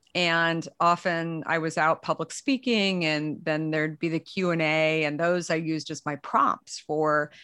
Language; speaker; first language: English; native; English